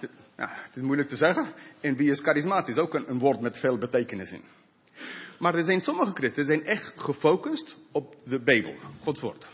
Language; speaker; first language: Dutch; non-native, fluent; English